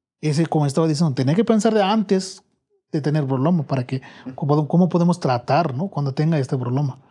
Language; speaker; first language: Spanish; non-native, learner; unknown